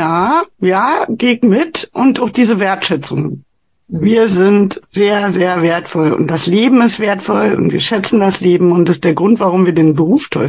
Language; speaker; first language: German; native; German